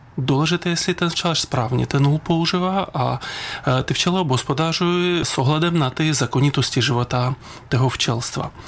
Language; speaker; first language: Czech; non-native, fluent; Ukrainian